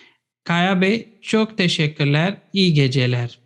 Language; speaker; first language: Turkish; non-native, fluent; Urdu